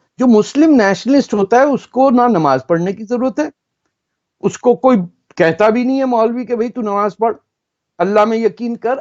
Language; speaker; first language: Urdu; non-native, local second language; Punjabi